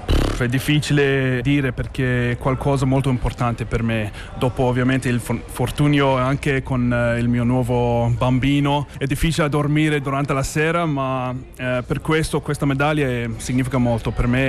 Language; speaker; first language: Italian; non-native, fluent; English